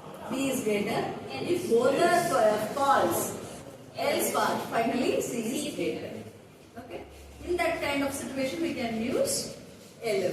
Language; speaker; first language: English; non-native, local second language; Tamil